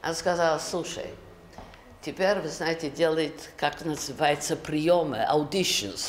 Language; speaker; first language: Russian; early bilingual, other home language; Yiddish